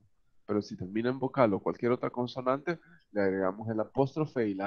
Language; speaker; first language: Spanish; native; Spanish